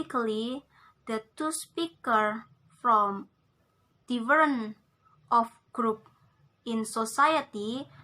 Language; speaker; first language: English; non-native, learner; Indonesian